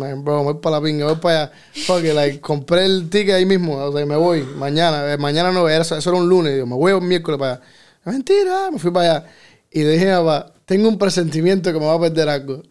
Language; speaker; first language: Spanish; early bilingual, heritage; Spanish